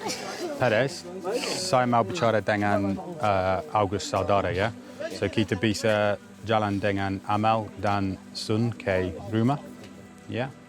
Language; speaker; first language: Indonesian; non-native, learner; English